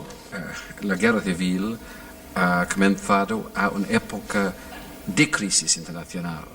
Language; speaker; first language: Spanish; non-native, fluent; English